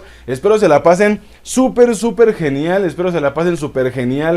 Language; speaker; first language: Spanish; native; Spanish